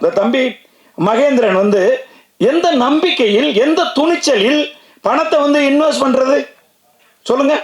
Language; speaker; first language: Tamil; native; Tamil